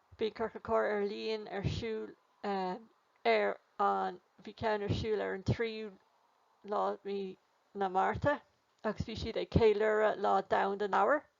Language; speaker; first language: Irish; non-native, local second language; English